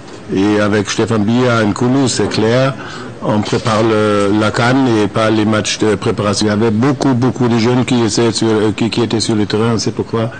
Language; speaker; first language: French; non-native, fluent; German